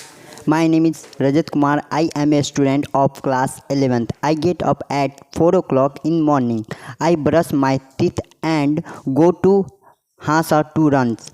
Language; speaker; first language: English; non-native, learner; Hindi